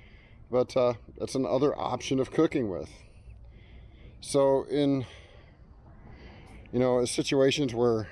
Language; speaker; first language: English; native; English